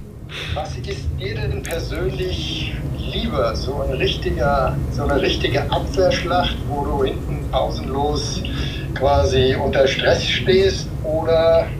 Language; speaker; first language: German; native; German